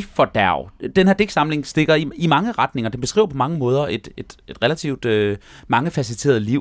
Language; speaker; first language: Danish; native; Danish